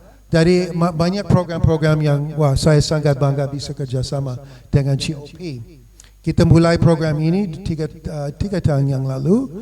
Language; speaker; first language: Indonesian; non-native, fluent; English